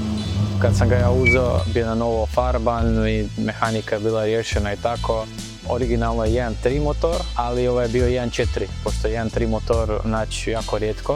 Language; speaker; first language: Croatian; native; Croatian